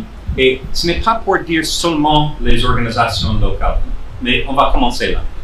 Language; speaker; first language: French; non-native, fluent; English